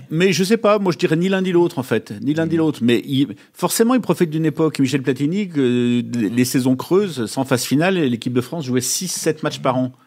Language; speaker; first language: French; native; French